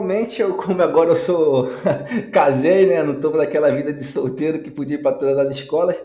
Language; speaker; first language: Portuguese; native; Portuguese